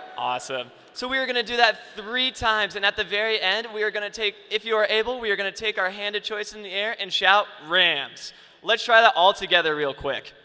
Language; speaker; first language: English; native; English